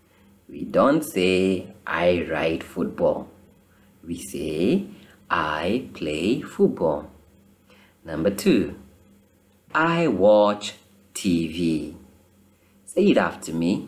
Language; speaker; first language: English; non-native, fluent; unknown